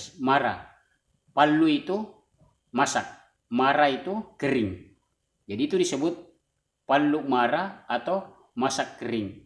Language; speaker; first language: Indonesian; non-native, local second language; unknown